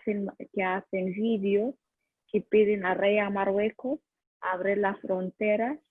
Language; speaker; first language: Spanish; non-native, learner; Arabic